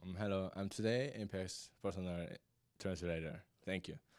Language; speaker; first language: English; non-native, learner; Korean